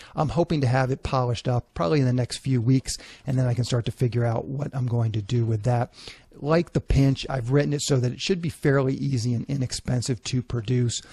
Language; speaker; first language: English; native; English